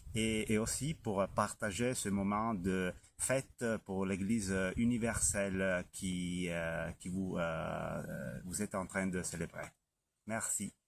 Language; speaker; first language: French; non-native, fluent; Italian